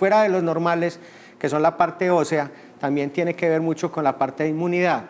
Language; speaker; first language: Spanish; native; Spanish